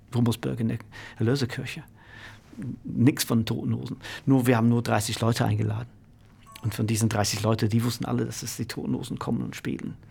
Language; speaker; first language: German; non-native, fluent; English